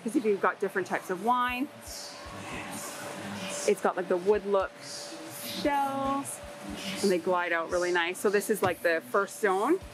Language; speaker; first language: English; native; English